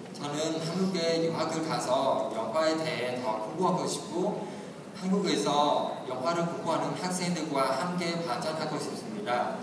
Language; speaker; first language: Korean; non-native, learner; Khmer